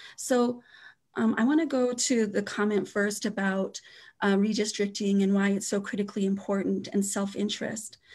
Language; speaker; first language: English; native; English